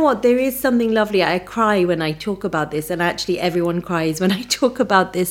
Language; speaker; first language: English; early bilingual, other home language; Punjabi